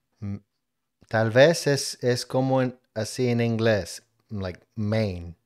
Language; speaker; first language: Spanish; non-native, learner; English